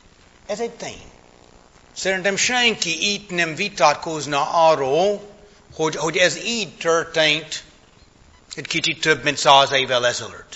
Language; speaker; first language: Hungarian; non-native, fluent; English